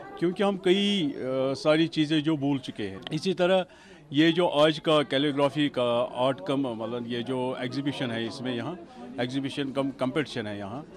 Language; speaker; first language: Hindi; non-native, local second language; Kashmiri